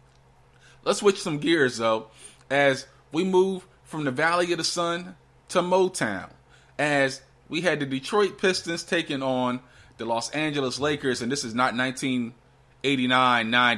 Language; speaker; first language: English; native; English